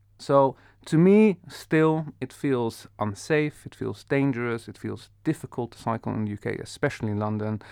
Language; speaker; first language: English; non-native, fluent; Dutch